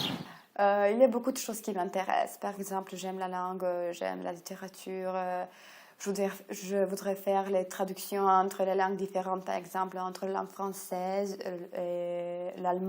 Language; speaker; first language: French; non-native, fluent; Serbian